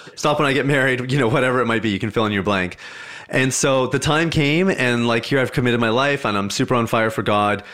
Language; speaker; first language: English; early bilingual, other home language; Hindi